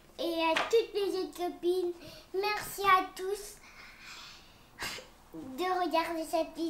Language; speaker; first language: French; early bilingual, other home language; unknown